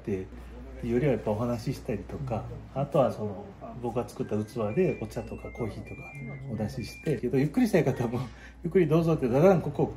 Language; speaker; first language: Japanese; native; Japanese